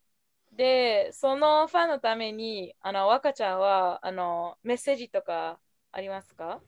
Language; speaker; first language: Japanese; non-native, fluent; English